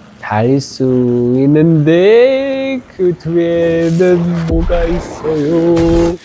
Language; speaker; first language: Korean; non-native, learner; Indonesian